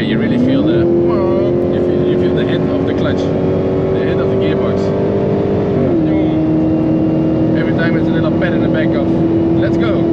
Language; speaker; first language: English; non-native, fluent; Dutch